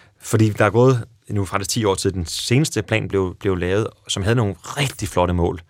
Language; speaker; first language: Danish; native; Danish